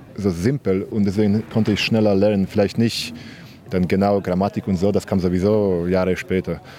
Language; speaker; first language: German; non-native, fluent; Polish